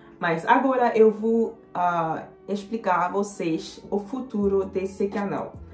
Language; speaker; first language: Portuguese; non-native, learner; French